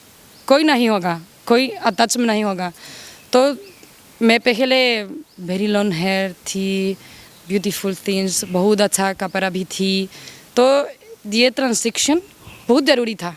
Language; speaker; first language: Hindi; non-native, learner; Spanish